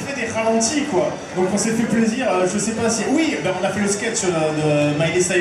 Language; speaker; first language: French; native; French